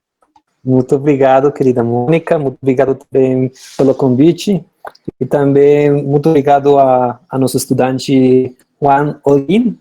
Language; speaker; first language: Portuguese; non-native, learner; Spanish